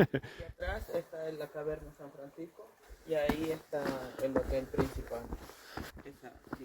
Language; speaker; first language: Spanish; native; Spanish